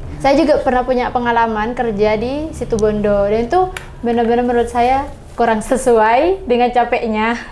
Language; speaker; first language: Indonesian; non-native, local second language; Madurese